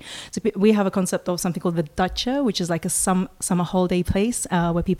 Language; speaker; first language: English; non-native, local second language; Russian